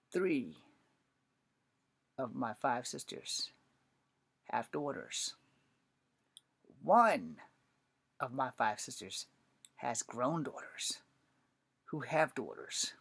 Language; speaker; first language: English; native; English